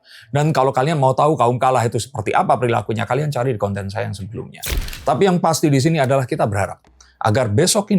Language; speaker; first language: Indonesian; native; Indonesian